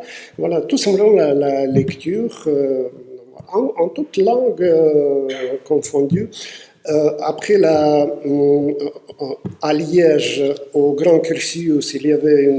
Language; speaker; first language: French; non-native, fluent; Russian